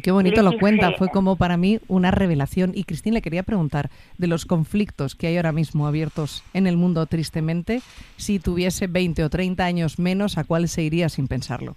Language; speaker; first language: Spanish; native; Spanish